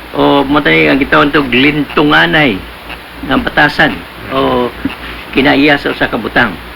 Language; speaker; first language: Cebuano; native; Cebuano